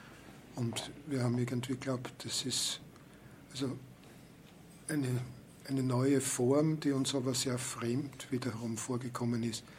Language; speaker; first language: German; native; German